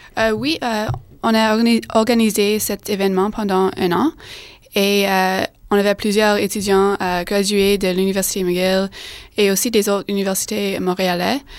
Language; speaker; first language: French; non-native, fluent; English